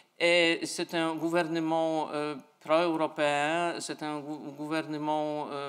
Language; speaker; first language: French; non-native, fluent; Polish